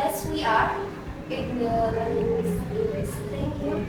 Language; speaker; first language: English; non-native, learner; Indonesian